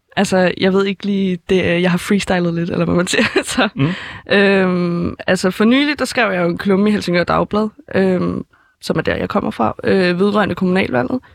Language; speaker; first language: Danish; native; Danish